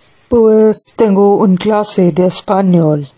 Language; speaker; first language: Spanish; non-native, learner; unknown